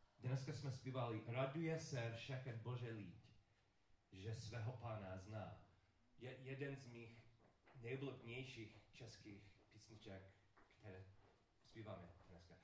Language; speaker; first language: Czech; non-native, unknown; English